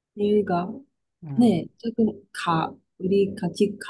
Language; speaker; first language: Korean; non-native, learner; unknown